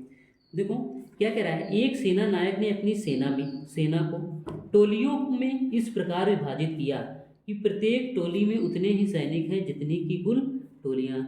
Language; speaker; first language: Hindi; native; Hindi